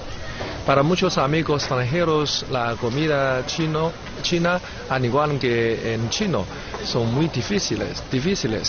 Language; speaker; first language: Spanish; non-native, fluent; Chinese